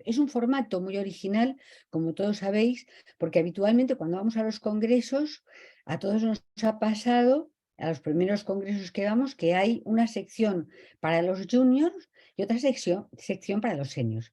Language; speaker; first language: Spanish; native; Spanish